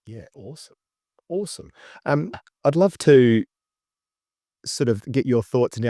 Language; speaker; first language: English; native; English